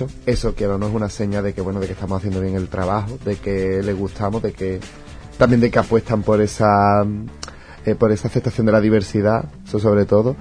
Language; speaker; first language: Spanish; native; Spanish